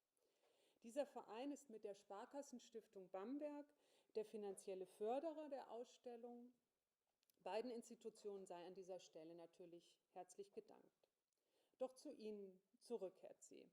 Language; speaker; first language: German; native; German